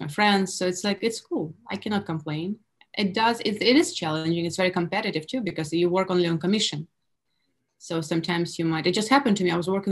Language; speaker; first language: English; non-native, fluent; Russian